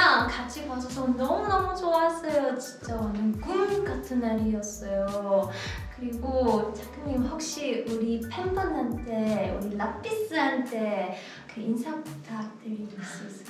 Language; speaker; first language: Korean; non-native, learner; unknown